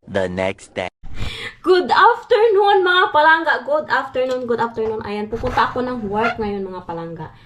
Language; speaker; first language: Filipino; non-native, local second language; Cebuano